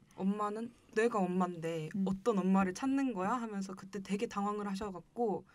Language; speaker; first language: Korean; native; Korean